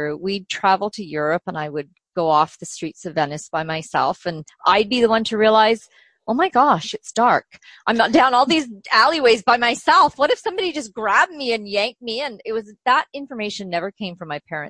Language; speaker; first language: English; native; English